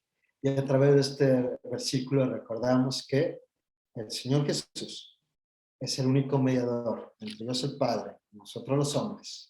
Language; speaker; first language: Spanish; native; Spanish